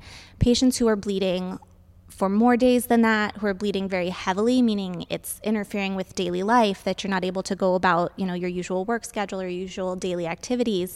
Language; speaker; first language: English; native; English